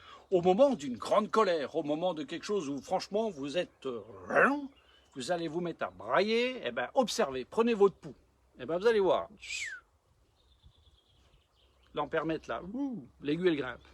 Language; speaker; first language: French; native; French